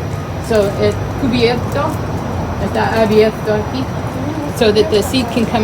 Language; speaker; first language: Spanish; non-native, learner; English